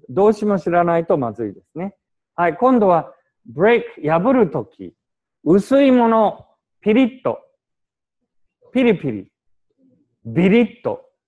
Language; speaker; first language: Japanese; native; Japanese